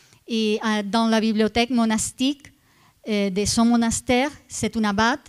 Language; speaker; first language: French; non-native, fluent; Italian